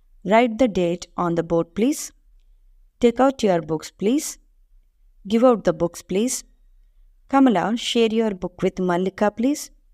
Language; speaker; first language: English; non-native, local second language; Telugu